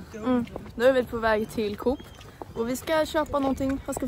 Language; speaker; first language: Swedish; native; Swedish